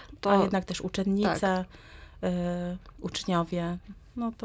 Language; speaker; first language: Polish; native; Polish